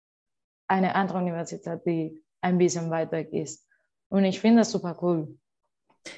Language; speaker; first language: German; non-native, learner; Spanish